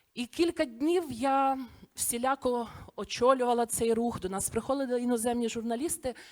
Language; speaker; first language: Ukrainian; native; Ukrainian